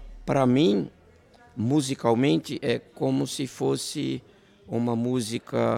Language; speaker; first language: French; non-native, learner; Portuguese